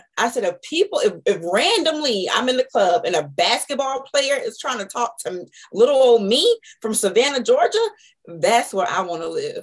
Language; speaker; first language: English; native; English